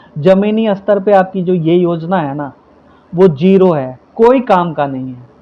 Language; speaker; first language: Hindi; native; Hindi